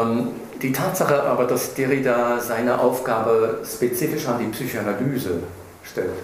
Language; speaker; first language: German; non-native, fluent; English